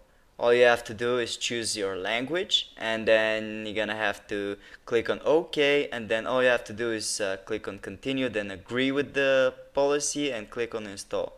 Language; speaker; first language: English; non-native, fluent; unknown